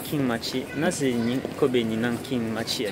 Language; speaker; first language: Japanese; non-native, fluent; French